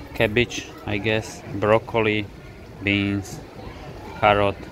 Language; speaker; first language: English; non-native, fluent; Slovak